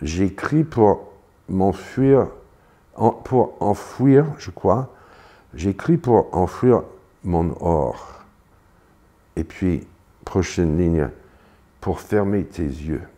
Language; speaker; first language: French; non-native, fluent; English